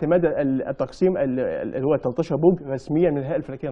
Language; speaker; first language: Arabic; native; Arabic